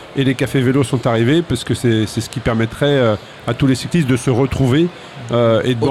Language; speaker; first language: French; native; French